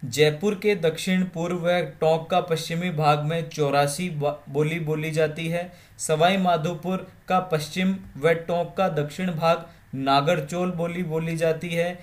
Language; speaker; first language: Hindi; native; Hindi